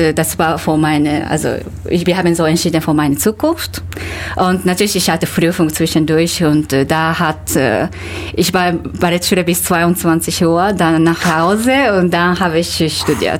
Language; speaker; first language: German; non-native, fluent; Japanese